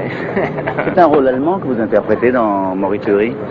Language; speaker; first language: French; native; French